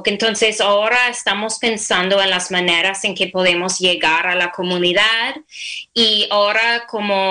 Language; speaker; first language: Spanish; non-native, fluent; English